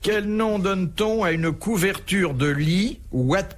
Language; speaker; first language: French; native; French